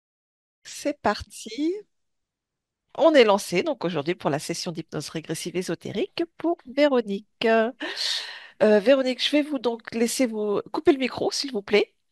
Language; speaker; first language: French; native; French